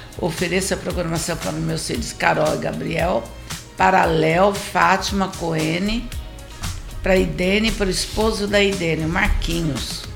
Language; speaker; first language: Portuguese; native; Portuguese